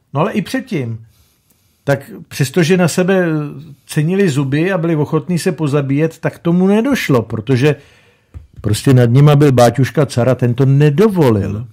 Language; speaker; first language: Czech; native; Czech